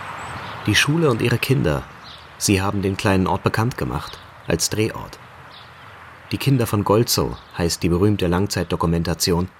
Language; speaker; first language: German; native; German